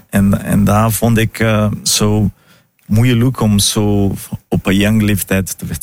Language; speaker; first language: Dutch; non-native, fluent; Portuguese